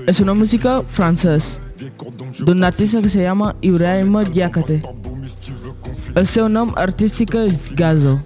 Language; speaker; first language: Catalan; non-native, learner; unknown